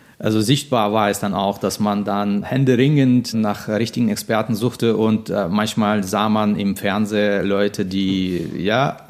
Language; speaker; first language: German; non-native, fluent; Russian